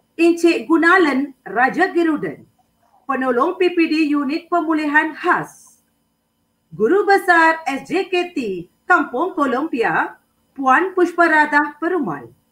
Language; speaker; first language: Malay; non-native, local second language; Tamil